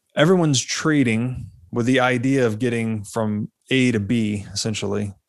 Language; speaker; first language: English; native; English